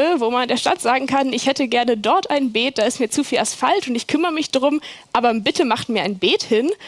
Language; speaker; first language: German; native; German